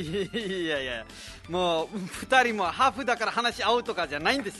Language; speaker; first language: Japanese; non-native, fluent; Nepali